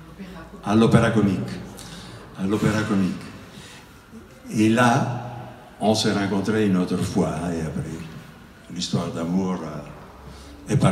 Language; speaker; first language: French; non-native, fluent; Italian